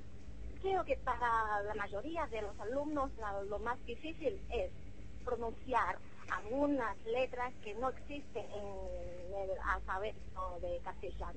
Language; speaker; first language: Spanish; non-native, fluent; Chinese